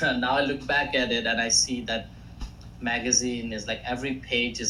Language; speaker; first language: English; non-native, local second language; Assamese